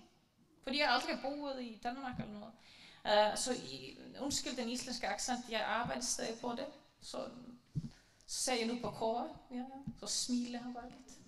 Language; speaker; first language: Danish; non-native, fluent; Icelandic